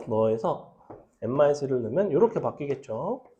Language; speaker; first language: Korean; native; Korean